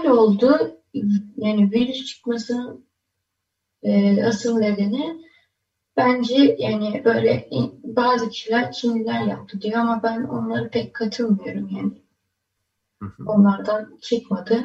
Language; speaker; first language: Turkish; early bilingual, other home language; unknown